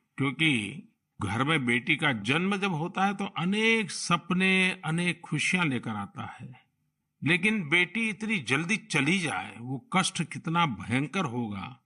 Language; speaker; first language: Hindi; non-native, local second language; Gujarati